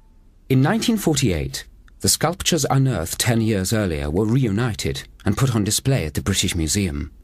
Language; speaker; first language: English; native; English